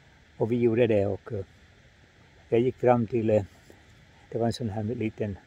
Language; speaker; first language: Swedish; non-native, fluent; Finnish